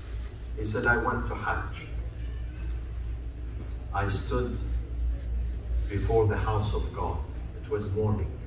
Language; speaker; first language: English; non-native, fluent; Arabic